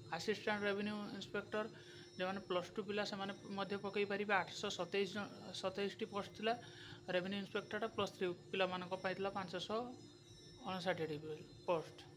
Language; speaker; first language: Odia; native; Odia